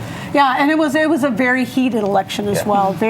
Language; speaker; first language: English; native; English